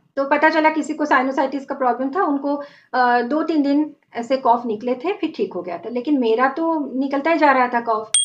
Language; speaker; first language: Hindi; non-native, local second language; Bangla